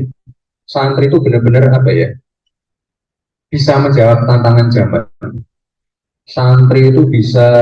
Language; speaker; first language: Indonesian; native; Indonesian